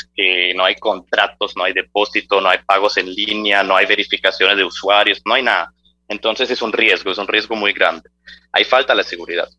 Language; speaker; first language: Spanish; early bilingual, heritage; Spanish